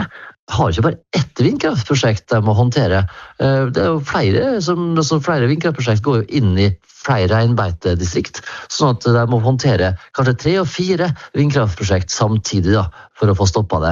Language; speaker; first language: Norwegian; native; Norwegian